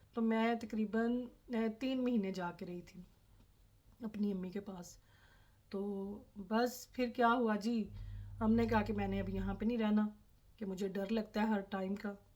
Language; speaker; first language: Urdu; non-native, local second language; Punjabi